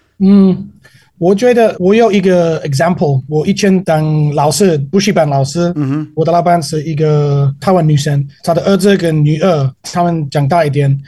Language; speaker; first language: Chinese; non-native, learner; English